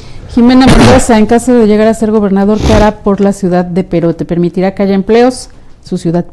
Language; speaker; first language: Spanish; native; Spanish